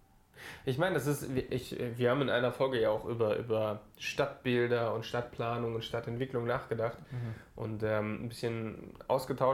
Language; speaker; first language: German; native; German